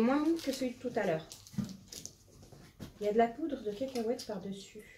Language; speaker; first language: French; native; French